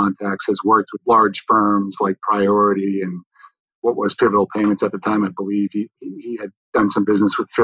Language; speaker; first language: English; native; English